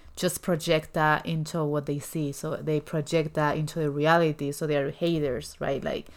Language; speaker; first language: English; non-native, fluent; Spanish